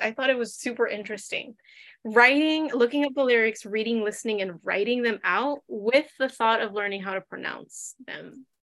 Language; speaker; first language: English; native; English